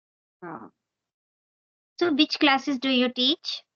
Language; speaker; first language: English; non-native, local second language; Hindi